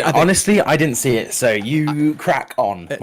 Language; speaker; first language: English; native; English